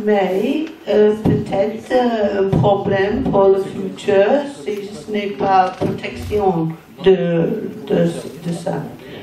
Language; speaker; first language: French; non-native, learner; English